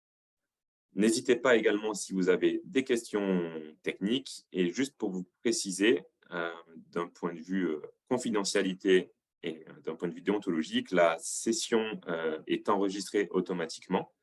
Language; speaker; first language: French; native; French